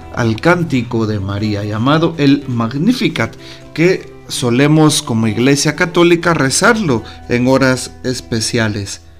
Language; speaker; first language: Spanish; native; Spanish